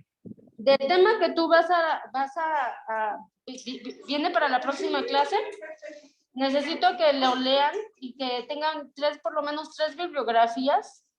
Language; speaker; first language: Spanish; native; Spanish